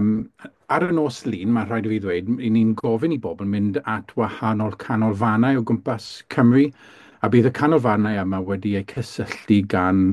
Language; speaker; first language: Welsh; native; Welsh